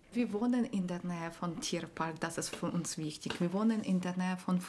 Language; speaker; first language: German; non-native, learner; Ukrainian